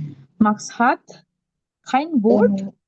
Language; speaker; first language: German; non-native, learner; Indonesian